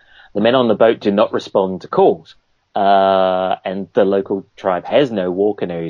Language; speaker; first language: English; native; English